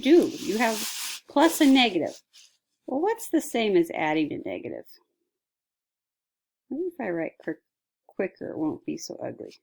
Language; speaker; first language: English; native; English